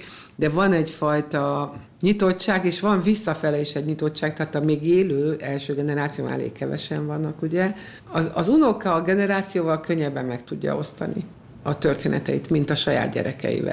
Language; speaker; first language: Hungarian; native; Hungarian